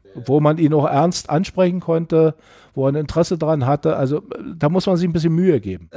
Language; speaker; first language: German; native; German